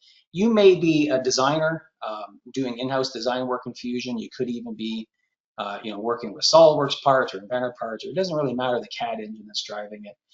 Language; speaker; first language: English; native; English